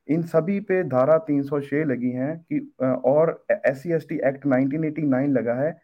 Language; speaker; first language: Hindi; native; Hindi